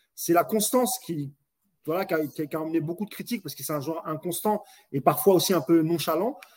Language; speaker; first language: French; native; French